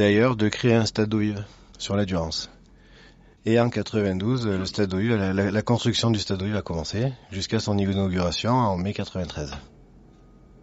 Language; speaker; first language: French; native; French